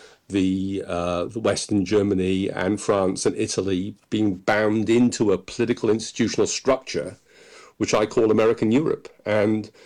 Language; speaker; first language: English; native; English